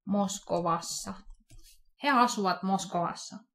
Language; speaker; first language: Finnish; non-native, fluent; Russian